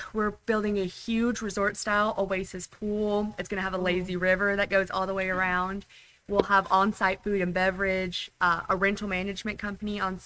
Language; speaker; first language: English; native; English